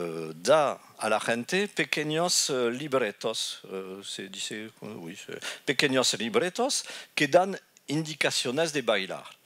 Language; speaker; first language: Spanish; non-native, fluent; French